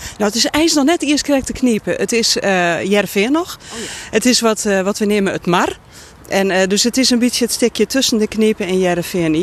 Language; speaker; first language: Dutch; non-native, local second language; Western Frisian